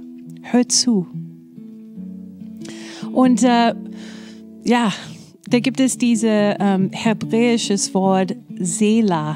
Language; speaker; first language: German; non-native, fluent; English